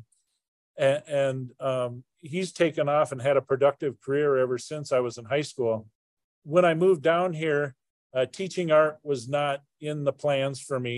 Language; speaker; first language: English; native; English